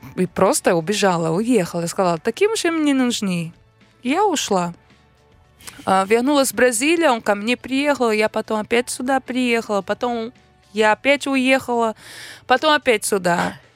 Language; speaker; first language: Russian; non-native, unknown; Portuguese